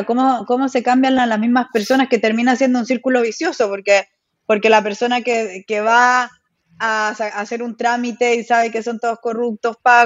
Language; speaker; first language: Spanish; native; Spanish